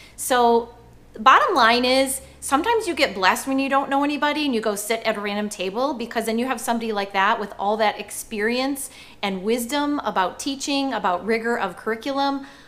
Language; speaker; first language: English; native; English